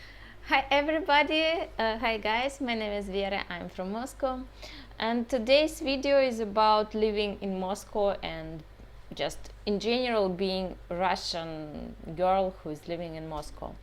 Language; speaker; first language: English; non-native, fluent; Russian